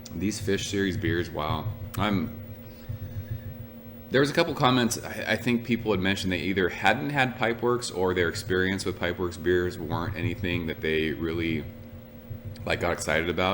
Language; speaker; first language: English; native; English